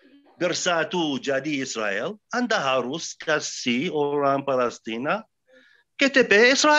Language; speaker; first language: Indonesian; non-native, fluent; Arabic